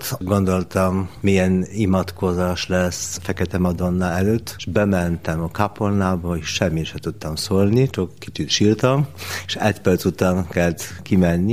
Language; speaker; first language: Hungarian; non-native, learner; Polish